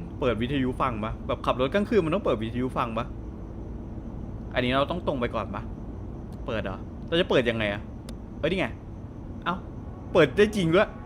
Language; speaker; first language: Thai; native; Thai